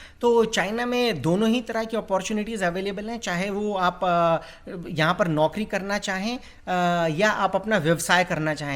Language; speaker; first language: Hindi; native; Hindi